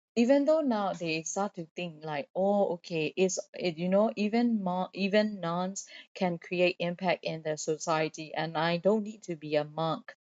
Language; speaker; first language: English; non-native, fluent; Burmese